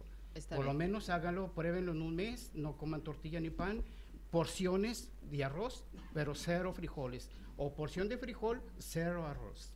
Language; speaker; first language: Spanish; native; Spanish